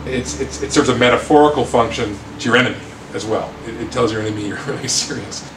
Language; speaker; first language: English; native; English